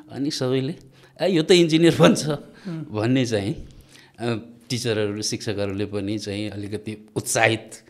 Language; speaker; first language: Nepali; non-native, local second language; Maithili